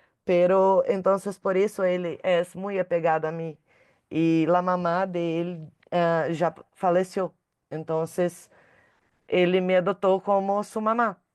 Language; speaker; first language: Spanish; non-native, learner; Portuguese